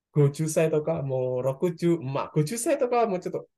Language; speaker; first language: Japanese; non-native, learner; Indonesian